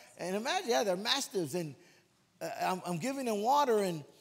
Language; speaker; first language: English; early bilingual, other home language; Spanish